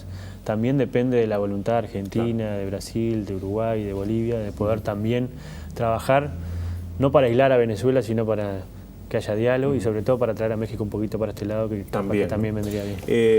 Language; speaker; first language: Spanish; native; Spanish